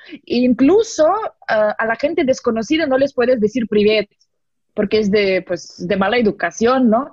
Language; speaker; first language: Spanish; non-native, fluent; Russian